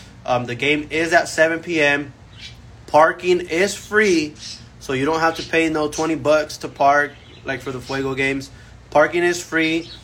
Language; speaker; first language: English; early bilingual, other home language; Spanish